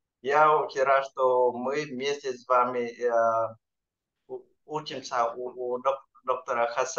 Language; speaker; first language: Russian; non-native, fluent; Vietnamese